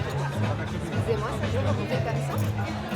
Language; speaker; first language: French; native; French